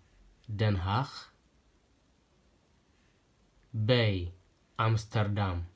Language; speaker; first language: Dutch; non-native, fluent; Tigrinya